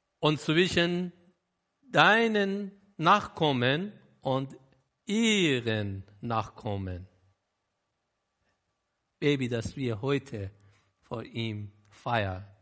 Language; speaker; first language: German; non-native, learner; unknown